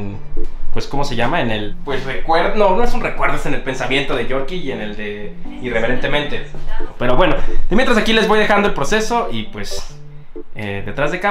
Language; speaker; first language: Spanish; native; Spanish